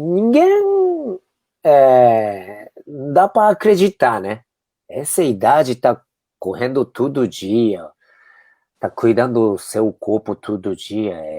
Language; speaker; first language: Portuguese; non-native, fluent; Japanese